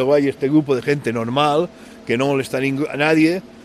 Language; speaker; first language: Spanish; native; Spanish